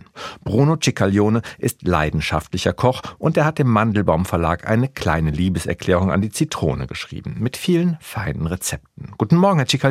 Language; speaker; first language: German; native; German